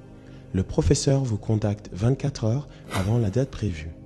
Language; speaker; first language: French; native; French